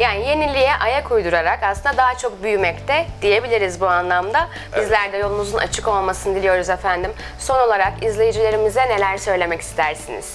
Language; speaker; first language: Turkish; native; Turkish